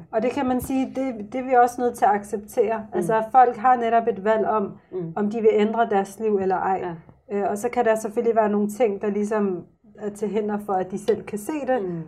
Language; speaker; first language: Danish; early bilingual, other home language; Arabic